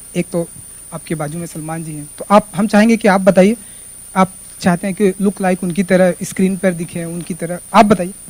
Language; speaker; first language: Hindi; native; Hindi